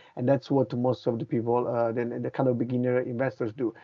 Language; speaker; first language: English; non-native, fluent; Italian